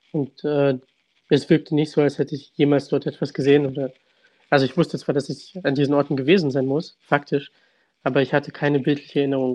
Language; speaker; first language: German; early bilingual, other home language; Russian